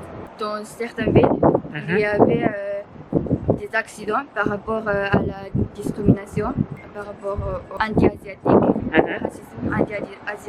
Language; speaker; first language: French; non-native, fluent; Japanese